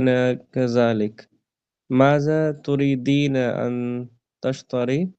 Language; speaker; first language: Arabic; non-native, learner; Urdu